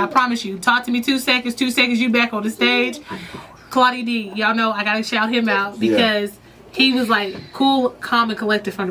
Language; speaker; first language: English; native; English